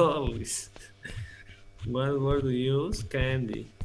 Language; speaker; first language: English; non-native, learner; Spanish